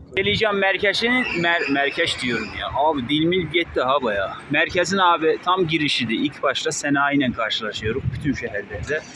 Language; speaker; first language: Turkish; native; Turkish